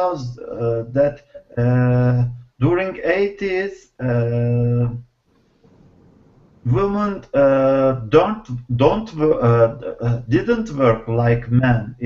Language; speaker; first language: English; non-native, learner; Turkish